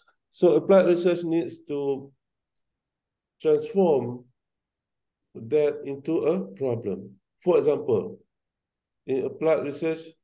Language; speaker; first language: English; non-native, local second language; Malay